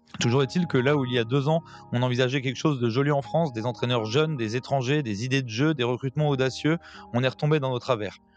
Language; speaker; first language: French; native; French